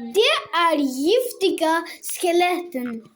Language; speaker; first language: Swedish; non-native, local second language; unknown